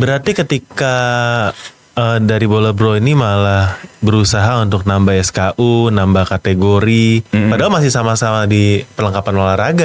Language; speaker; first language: Indonesian; native; Indonesian